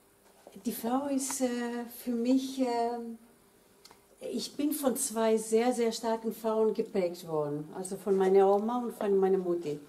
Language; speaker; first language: German; early bilingual, other home language; Greek